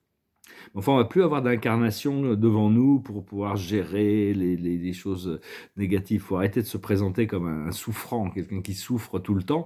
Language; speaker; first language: French; native; French